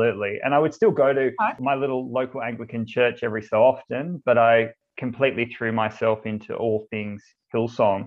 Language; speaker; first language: English; native; English